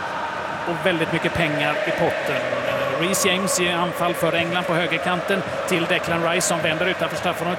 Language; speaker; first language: Swedish; native; Swedish